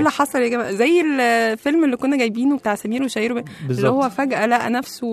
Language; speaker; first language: Arabic; native; Arabic